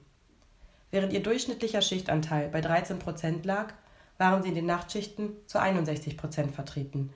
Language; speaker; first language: German; native; German